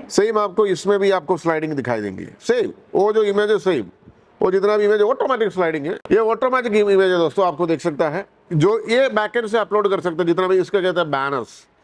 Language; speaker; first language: Hindi; non-native, local second language; Malayalam